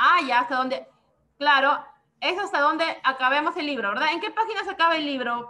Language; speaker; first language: Spanish; native; Spanish